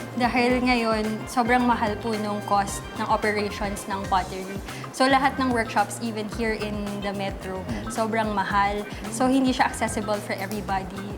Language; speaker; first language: Filipino; native; Filipino